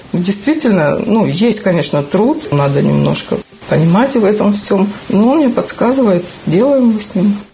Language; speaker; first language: Russian; native; Russian